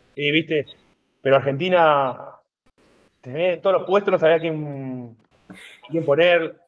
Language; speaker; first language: Spanish; native; Spanish